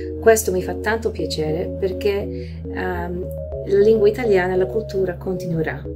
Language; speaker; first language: Italian; early bilingual, heritage; Italian